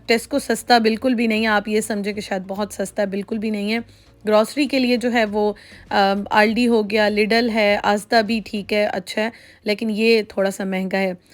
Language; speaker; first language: Urdu; native; Urdu